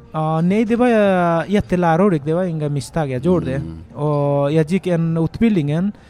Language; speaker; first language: Swedish; non-native, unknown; Nepali